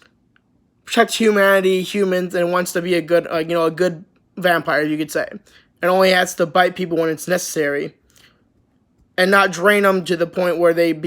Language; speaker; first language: English; native; English